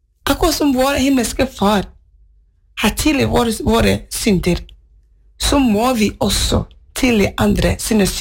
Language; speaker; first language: Norwegian; non-native, fluent; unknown